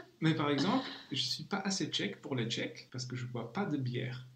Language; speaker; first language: French; non-native, fluent; Czech